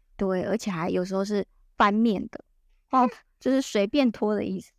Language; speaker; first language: Chinese; native; Chinese